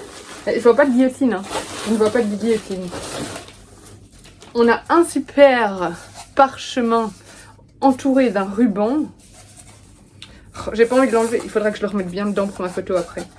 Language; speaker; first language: French; native; French